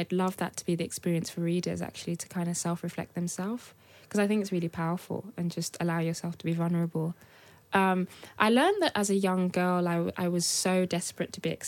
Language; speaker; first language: English; native; English